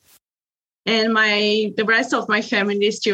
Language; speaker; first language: English; non-native, fluent; Portuguese